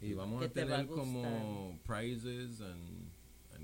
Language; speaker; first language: Spanish; non-native, local second language; English